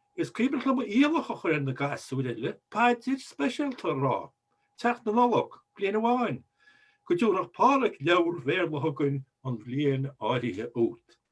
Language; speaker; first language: Irish; native; Irish